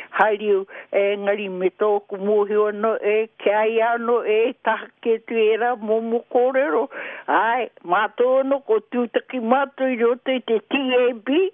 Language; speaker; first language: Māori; native; Māori